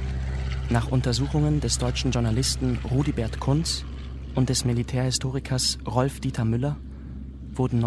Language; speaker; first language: German; native; German